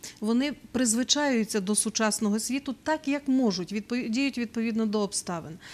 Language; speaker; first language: Ukrainian; native; Ukrainian